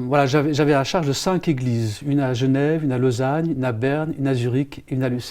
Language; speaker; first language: French; native; French